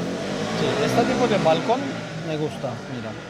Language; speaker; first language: Spanish; non-native, learner; Turkish